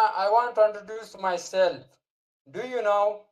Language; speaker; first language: English; non-native, learner; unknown